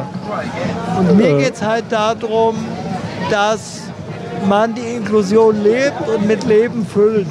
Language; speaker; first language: German; native; German